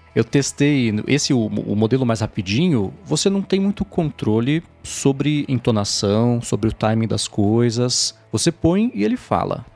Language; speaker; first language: Portuguese; native; Portuguese